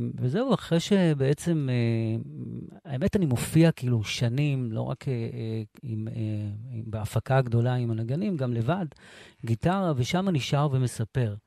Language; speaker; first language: Hebrew; native; Hebrew